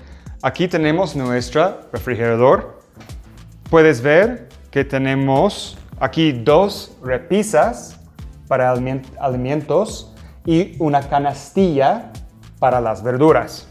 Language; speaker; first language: Spanish; non-native, fluent; English